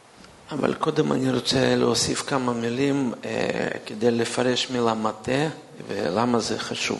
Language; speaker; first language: Hebrew; non-native, fluent; Russian